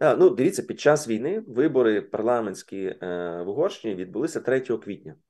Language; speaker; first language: Ukrainian; native; Ukrainian